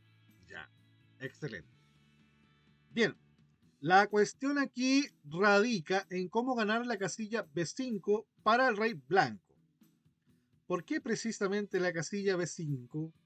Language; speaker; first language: Spanish; native; Spanish